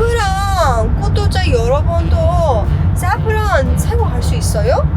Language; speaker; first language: Korean; non-native, learner; Persian